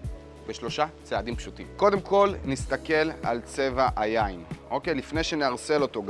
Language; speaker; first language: Hebrew; native; Hebrew